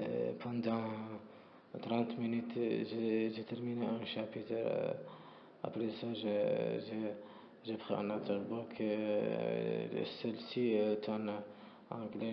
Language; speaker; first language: French; non-native, learner; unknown